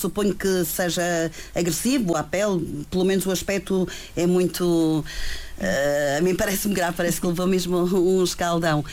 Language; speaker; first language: Portuguese; native; Portuguese